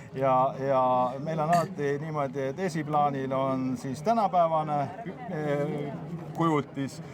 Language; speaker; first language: Estonian; native; Estonian